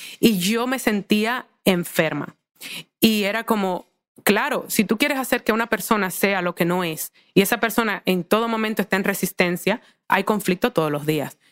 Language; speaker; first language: Spanish; native; Spanish